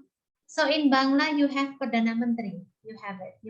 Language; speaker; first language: English; non-native, fluent; Indonesian